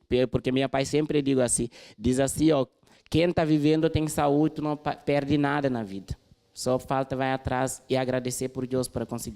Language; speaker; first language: Portuguese; non-native, fluent; Wolof